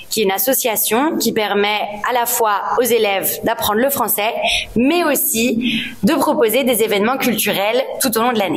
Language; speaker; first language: French; native; French